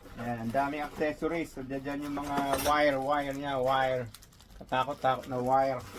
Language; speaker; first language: Filipino; native; Filipino